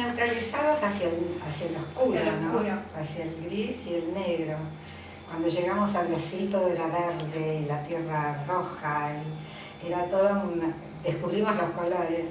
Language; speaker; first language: Spanish; early bilingual, other home language; Italian